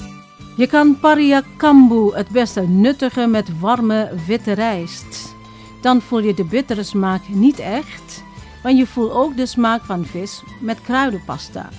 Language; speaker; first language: Dutch; non-native, fluent; Indonesian